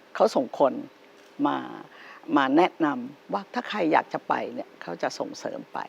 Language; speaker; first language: Thai; native; Thai